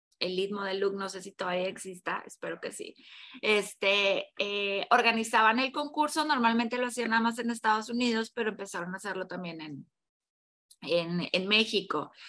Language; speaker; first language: Spanish; native; Spanish